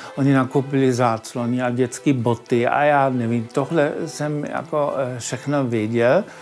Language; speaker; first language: Czech; non-native, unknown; German